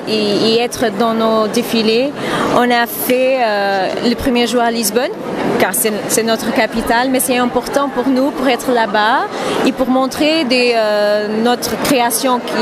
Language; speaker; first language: French; non-native, fluent; Portuguese